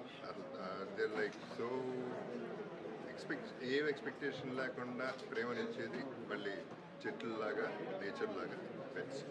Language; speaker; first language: Telugu; native; Telugu